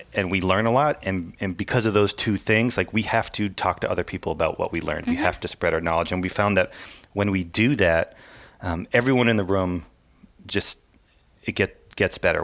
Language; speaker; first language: English; native; English